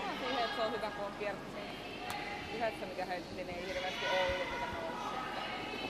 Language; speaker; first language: Finnish; native; Finnish